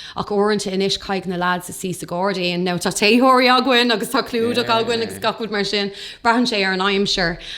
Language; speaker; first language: Irish; non-native, local second language; English